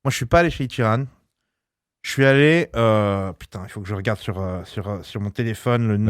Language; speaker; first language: French; native; French